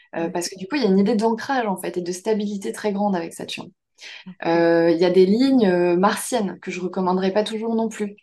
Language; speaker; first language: French; native; French